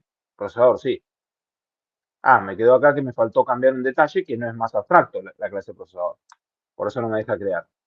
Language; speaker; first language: Spanish; native; Spanish